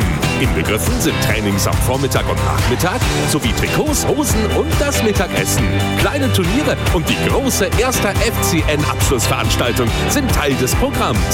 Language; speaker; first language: German; native; German